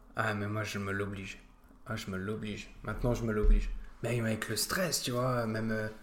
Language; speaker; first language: French; native; French